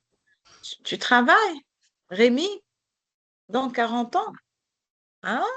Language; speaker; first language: French; non-native, local second language; Arabic